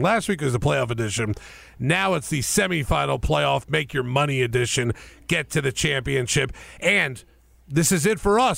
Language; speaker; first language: English; native; English